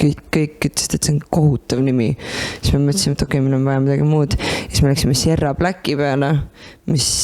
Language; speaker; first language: Estonian; native; Estonian